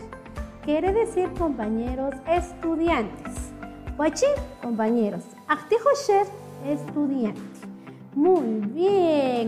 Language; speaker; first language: Spanish; non-native, local second language; Kʼicheʼ